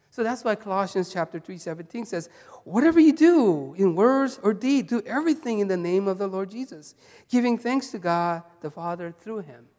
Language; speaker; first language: English; early bilingual, other home language; Korean